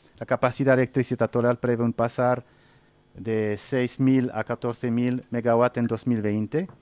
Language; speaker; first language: Spanish; non-native, fluent; Arabic